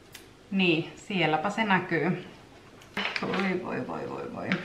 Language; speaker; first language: Finnish; native; Finnish